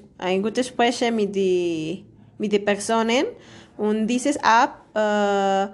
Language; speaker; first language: German; non-native, learner; Spanish